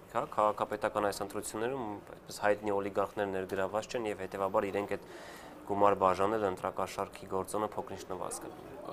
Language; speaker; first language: Armenian; native; Armenian